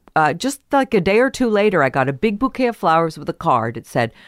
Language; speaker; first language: English; native; English